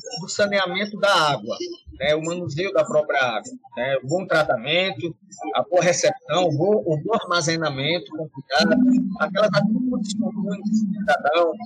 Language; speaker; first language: Portuguese; native; Portuguese